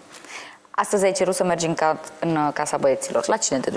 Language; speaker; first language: Romanian; native; Romanian